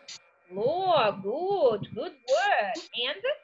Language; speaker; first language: English; non-native, fluent; Russian